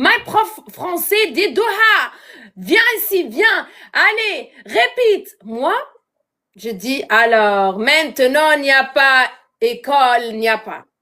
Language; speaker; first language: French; non-native, learner; Arabic